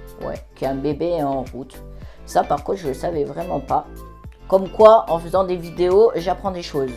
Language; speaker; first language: French; native; French